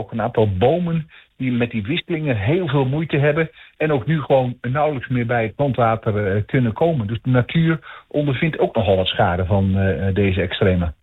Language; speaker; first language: Dutch; native; Dutch